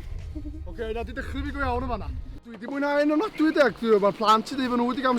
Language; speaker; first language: Welsh; native; Welsh